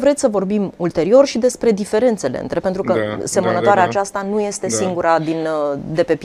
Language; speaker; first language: Romanian; native; Romanian